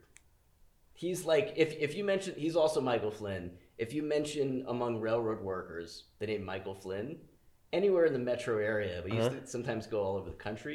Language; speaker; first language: English; native; English